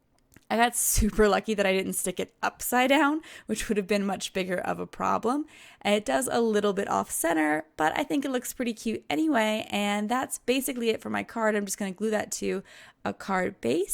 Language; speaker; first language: English; native; English